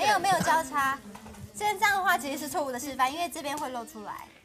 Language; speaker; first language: Chinese; native; Chinese